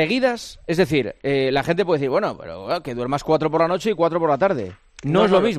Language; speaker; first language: Spanish; native; Spanish